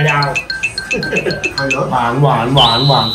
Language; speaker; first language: Thai; native; Thai